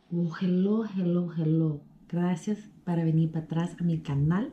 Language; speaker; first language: Spanish; early bilingual, heritage; Spanish